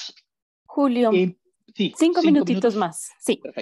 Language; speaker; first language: Spanish; native; Spanish